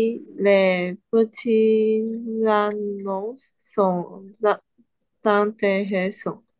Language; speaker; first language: French; non-native, learner; Chinese